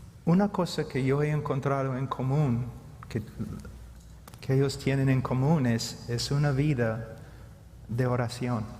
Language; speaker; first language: Spanish; non-native, fluent; English